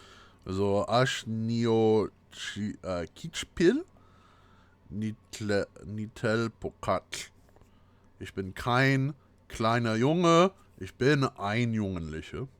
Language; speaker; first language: German; non-native, fluent; English